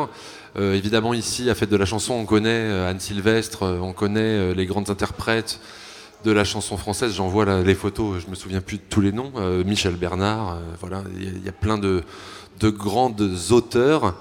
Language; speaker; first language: French; native; French